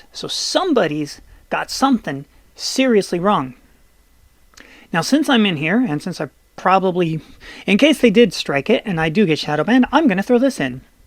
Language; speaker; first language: English; native; English